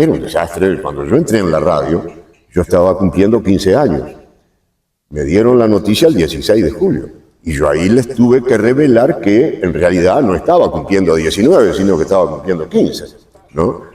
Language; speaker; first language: Spanish; native; Spanish